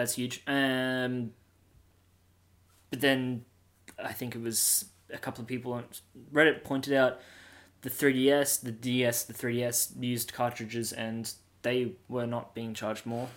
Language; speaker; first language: English; native; English